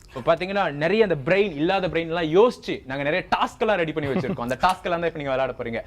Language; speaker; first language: Tamil; native; Tamil